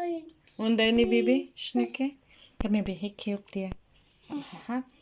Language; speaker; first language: German; non-native, learner; Cebuano